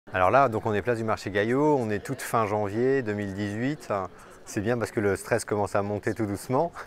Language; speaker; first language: French; native; French